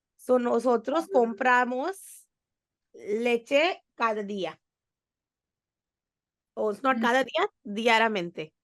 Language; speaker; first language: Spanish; non-native, fluent; Hindi